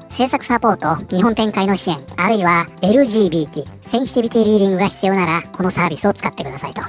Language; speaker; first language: Japanese; native; Japanese